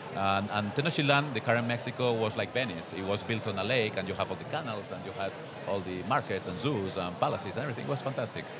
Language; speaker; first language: English; non-native, fluent; Spanish